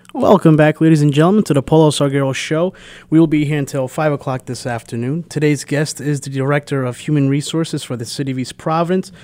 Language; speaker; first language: English; early bilingual, other home language; Portuguese